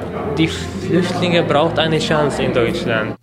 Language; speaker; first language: German; non-native, learner; Arabic